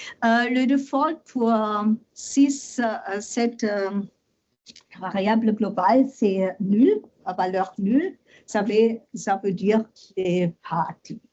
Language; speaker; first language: French; non-native, learner; German